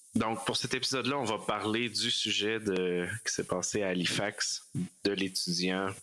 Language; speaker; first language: French; native; French